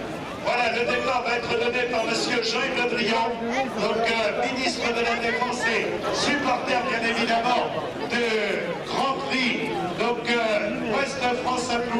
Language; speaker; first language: French; native; French